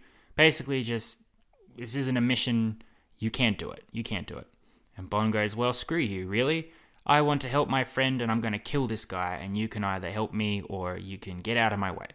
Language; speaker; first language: English; native; English